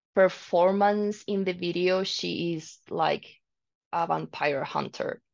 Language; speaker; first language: English; non-native, fluent; Spanish